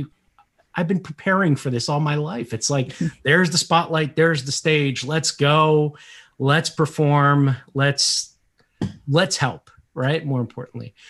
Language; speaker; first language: English; early bilingual, other home language; Portuguese